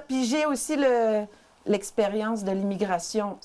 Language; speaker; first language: French; native; French